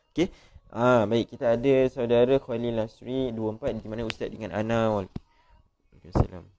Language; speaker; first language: Malay; native; Malay